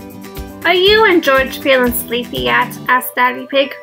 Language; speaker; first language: English; native; English